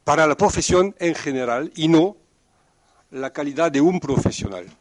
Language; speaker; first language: Spanish; non-native, fluent; French